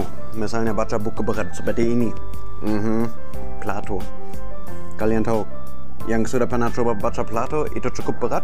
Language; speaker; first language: Indonesian; non-native, fluent; German